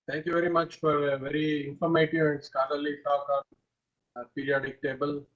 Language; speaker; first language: English; non-native, local second language; Kannada